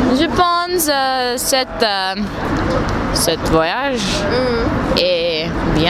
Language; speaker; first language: French; non-native, learner; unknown